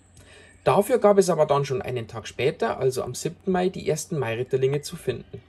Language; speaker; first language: German; native; German